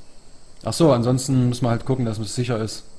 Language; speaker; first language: German; native; German